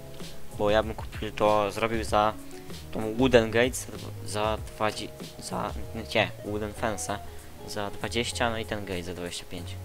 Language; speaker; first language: Polish; native; Polish